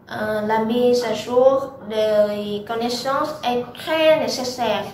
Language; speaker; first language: French; non-native, learner; Vietnamese